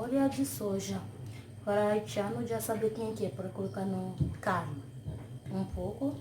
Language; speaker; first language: Portuguese; non-native, learner; Haitian Creole